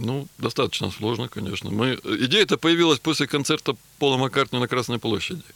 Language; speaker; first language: Russian; native; Russian